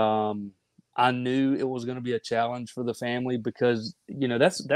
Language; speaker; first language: English; native; English